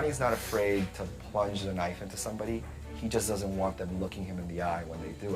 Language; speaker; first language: English; native; English